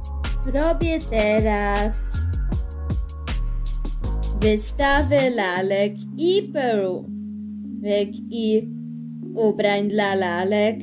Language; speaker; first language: Polish; early bilingual, heritage; Polish